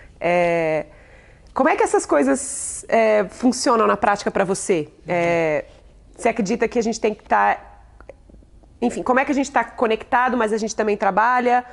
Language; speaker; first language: Portuguese; native; Portuguese